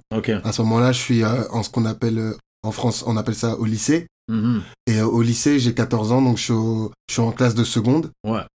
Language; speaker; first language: French; native; French